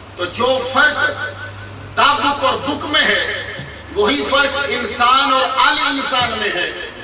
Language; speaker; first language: Urdu; non-native, local second language; Punjabi